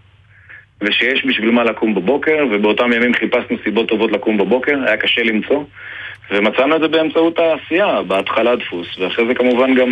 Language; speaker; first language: Hebrew; native; Hebrew